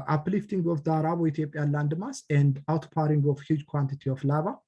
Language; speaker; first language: English; non-native, local second language; Amharic